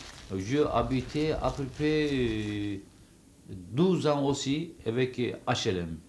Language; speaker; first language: French; non-native, local second language; Turkish